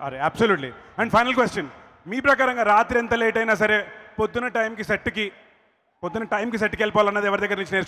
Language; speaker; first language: Telugu; native; Telugu